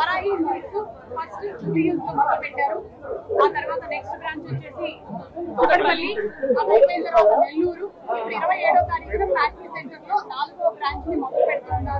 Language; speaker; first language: Telugu; native; Telugu